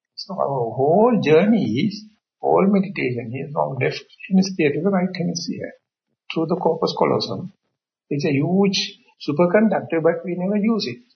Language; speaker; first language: English; non-native, local second language; Sinhala